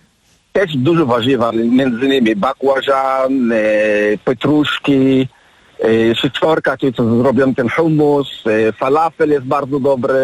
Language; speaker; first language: Polish; non-native, learner; Arabic